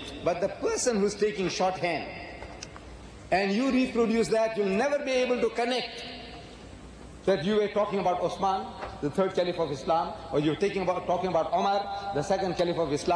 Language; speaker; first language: English; early bilingual, other home language; Gujarati